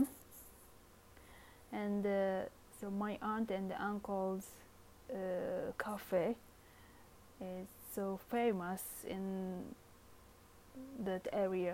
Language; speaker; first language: English; non-native, learner; Japanese